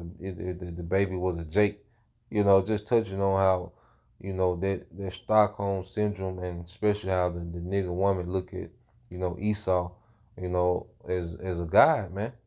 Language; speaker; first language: English; native; English